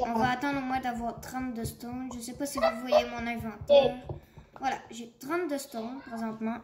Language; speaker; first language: French; native; French